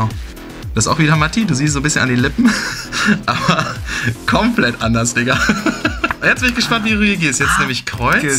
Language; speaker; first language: German; native; German